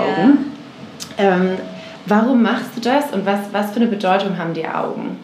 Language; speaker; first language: German; native; German